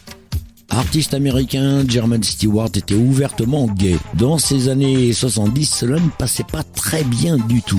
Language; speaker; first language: French; native; French